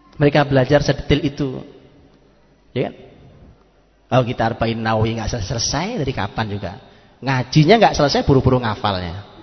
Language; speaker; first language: Indonesian; non-native, local second language; Javanese